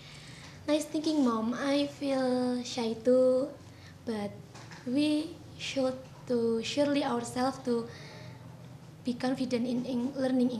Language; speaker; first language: English; non-native, learner; Indonesian